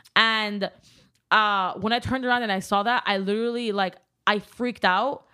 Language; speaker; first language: English; early bilingual, other home language; Armenian